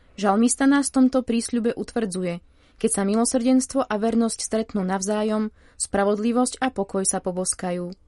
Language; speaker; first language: Slovak; native; Slovak